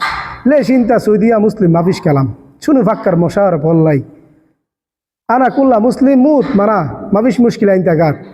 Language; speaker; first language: Arabic; non-native, learner; Bangla